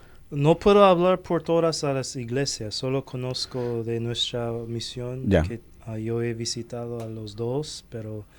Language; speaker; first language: Spanish; non-native, fluent; Chinese